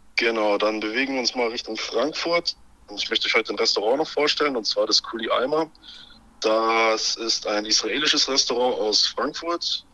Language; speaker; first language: German; native; German